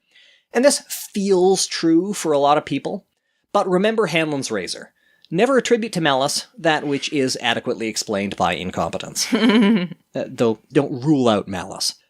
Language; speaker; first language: English; native; English